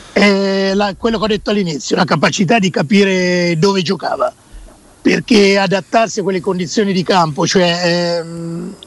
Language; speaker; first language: Italian; native; Italian